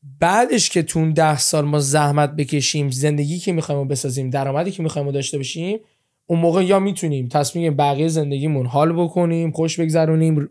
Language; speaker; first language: Persian; early bilingual, heritage; Persian